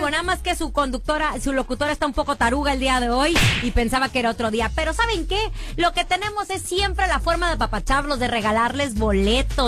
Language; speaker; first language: Spanish; native; Spanish